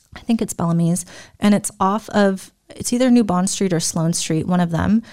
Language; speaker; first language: English; early bilingual, other home language; German